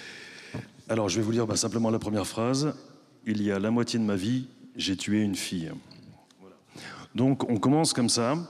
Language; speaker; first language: French; native; French